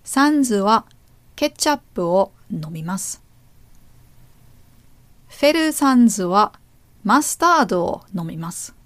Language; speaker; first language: Japanese; non-native, learner; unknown